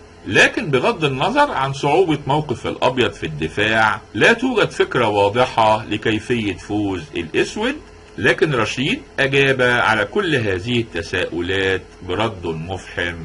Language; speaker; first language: Arabic; native; Arabic